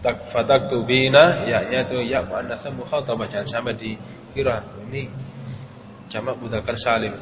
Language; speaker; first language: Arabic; non-native, fluent; Indonesian